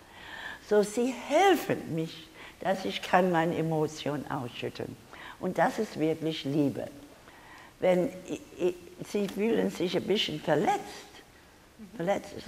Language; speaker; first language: German; non-native, learner; English